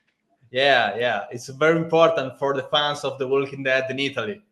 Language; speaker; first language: English; non-native, learner; Italian